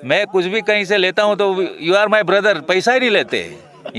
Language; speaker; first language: Hindi; non-native, local second language; Gujarati